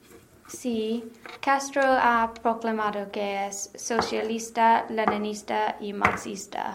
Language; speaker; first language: Spanish; non-native, learner; English